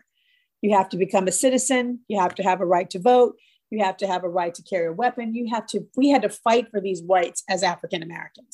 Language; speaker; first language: English; native; English